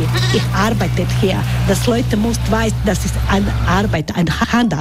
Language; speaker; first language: German; non-native, learner; Croatian